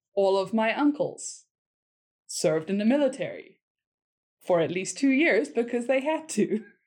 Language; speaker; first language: English; native; English